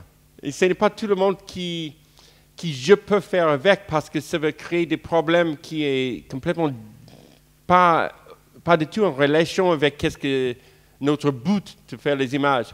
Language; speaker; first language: French; non-native, fluent; English